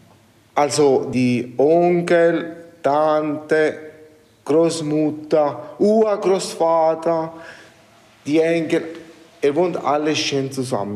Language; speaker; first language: German; non-native, learner; Italian